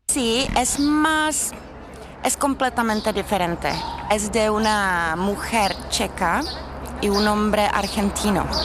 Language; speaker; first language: Spanish; non-native, fluent; Czech